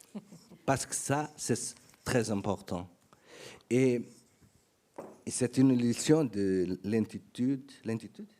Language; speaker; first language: French; non-native, learner; Portuguese